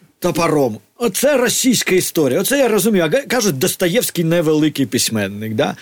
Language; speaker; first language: Ukrainian; native; Ukrainian